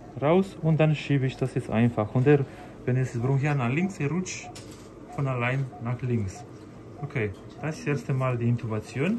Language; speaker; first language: German; non-native, learner; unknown